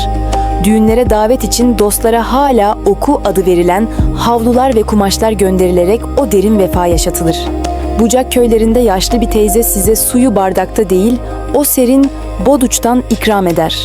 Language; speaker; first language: Turkish; native; Turkish